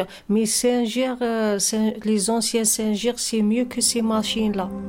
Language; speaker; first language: French; non-native, learner; Arabic